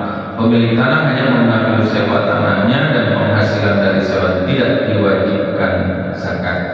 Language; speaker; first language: Indonesian; native; Indonesian